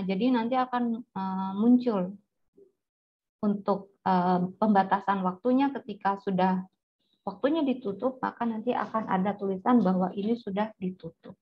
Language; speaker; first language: Indonesian; native; Indonesian